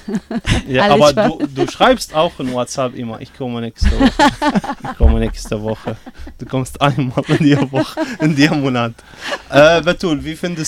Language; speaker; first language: German; non-native, learner; Arabic